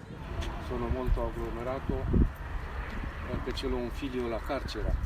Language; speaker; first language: Italian; non-native, learner; Romanian